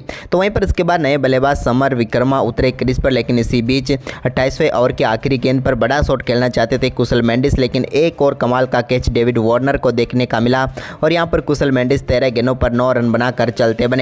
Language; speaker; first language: Hindi; native; Hindi